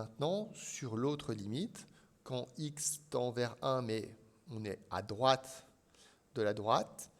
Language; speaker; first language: French; native; French